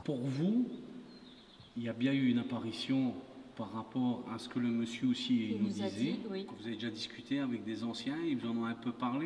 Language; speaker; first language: French; native; French